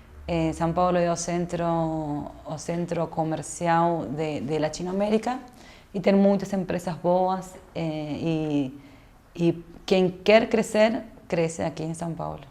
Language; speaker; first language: Portuguese; non-native, fluent; Spanish